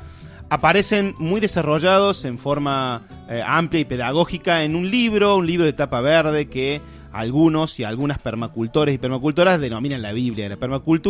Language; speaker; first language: Spanish; native; Spanish